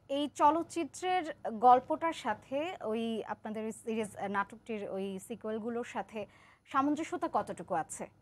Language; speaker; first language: Bangla; native; Bangla